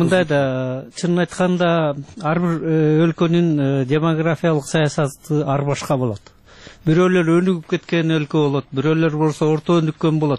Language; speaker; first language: Kyrgyz; native; Kyrgyz